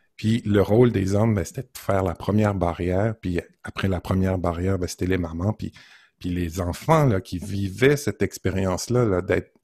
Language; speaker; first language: French; native; French